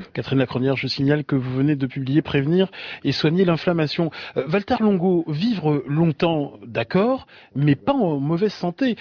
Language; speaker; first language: French; native; French